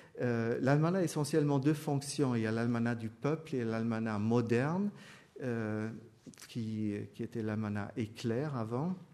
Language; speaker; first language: French; non-native, fluent; German